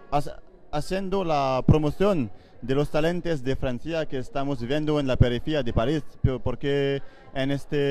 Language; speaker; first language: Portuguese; non-native, learner; French